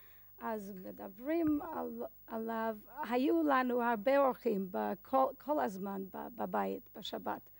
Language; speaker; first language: Hebrew; non-native, learner; English